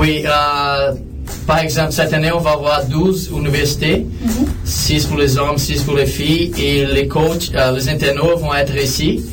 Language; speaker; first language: French; non-native, fluent; Portuguese